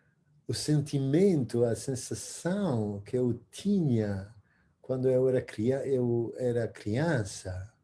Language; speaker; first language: Portuguese; non-native, fluent; Spanish